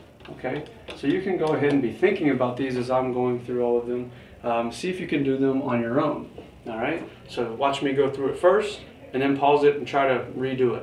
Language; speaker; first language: English; native; English